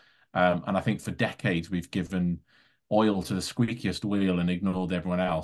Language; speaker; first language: English; native; English